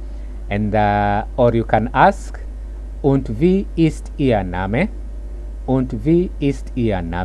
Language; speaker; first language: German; non-native, fluent; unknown